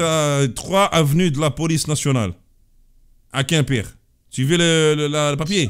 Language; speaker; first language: French; native; French